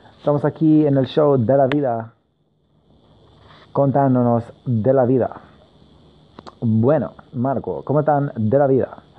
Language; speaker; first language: Spanish; non-native, learner; English